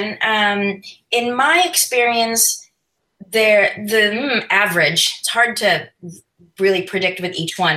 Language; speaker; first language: English; non-native, local second language; Filipino